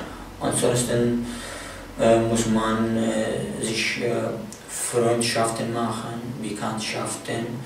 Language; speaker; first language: German; non-native, fluent; Arabic